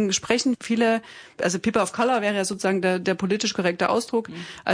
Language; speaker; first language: German; native; German